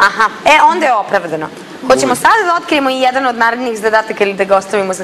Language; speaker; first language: Croatian; native; Croatian